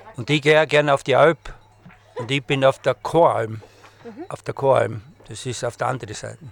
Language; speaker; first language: German; native; German